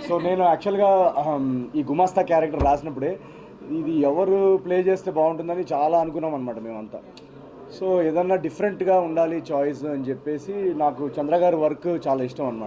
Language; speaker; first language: Telugu; native; Telugu